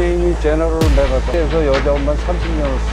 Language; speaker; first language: Korean; native; Korean